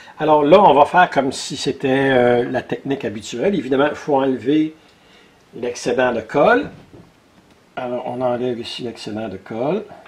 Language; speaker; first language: French; native; French